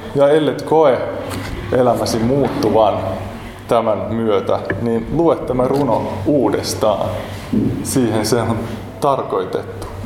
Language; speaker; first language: Finnish; native; Finnish